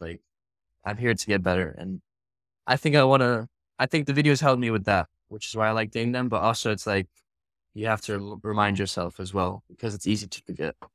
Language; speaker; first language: English; early bilingual, other home language; Dutch